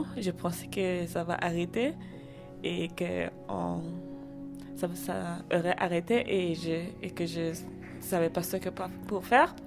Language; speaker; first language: French; non-native, learner; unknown